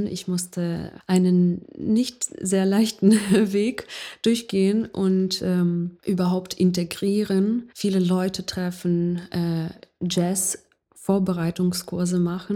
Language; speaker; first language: German; non-native, fluent; Ukrainian